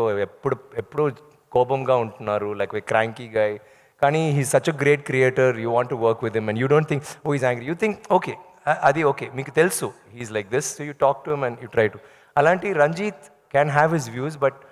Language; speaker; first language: Telugu; non-native, learner; Tamil